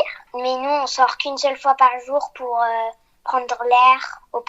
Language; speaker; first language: French; early bilingual, heritage; French